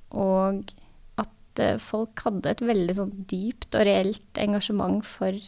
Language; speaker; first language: Norwegian; native; Norwegian